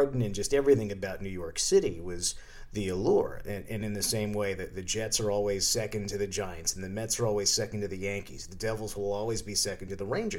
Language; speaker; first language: English; native; English